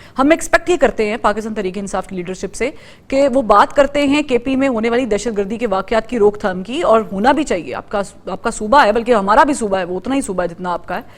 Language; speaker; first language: Urdu; native; Urdu